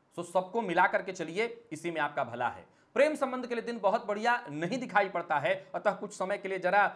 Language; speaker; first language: Hindi; native; Hindi